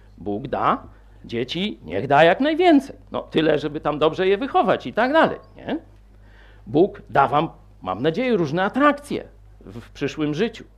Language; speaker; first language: Polish; native; Polish